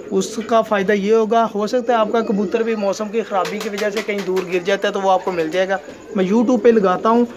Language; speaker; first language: Urdu; non-native, local second language; Punjabi